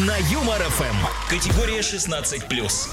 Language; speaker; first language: Russian; native; Russian